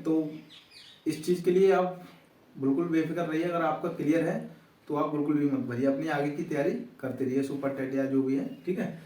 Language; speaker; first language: Hindi; native; Hindi